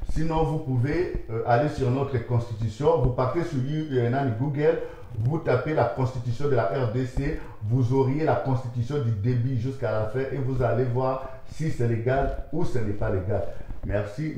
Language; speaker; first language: French; non-native, local second language; Lingala